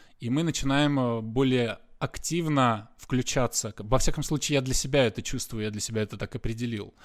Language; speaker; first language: Russian; native; Russian